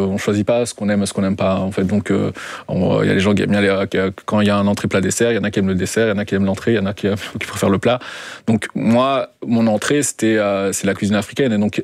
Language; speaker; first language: French; non-native, fluent; Kinyarwanda